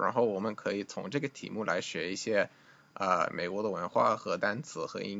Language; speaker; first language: Chinese; non-native, fluent; English